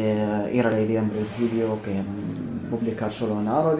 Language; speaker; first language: Spanish; non-native, fluent; Arabic